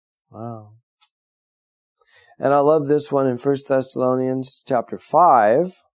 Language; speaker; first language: English; native; English